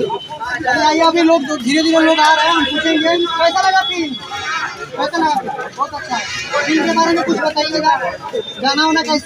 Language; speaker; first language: Hindi; non-native, local second language; Bhojpuri